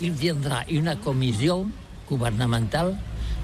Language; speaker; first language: French; non-native, learner; Catalan